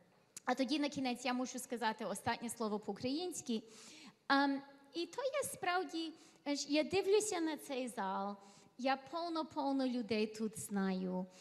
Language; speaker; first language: Ukrainian; early bilingual, heritage; Ukrainian